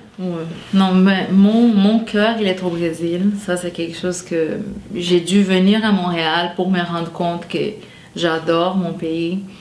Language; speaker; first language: French; non-native, fluent; Portuguese